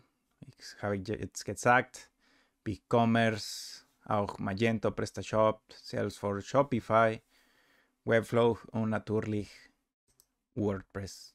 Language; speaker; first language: German; non-native, learner; Spanish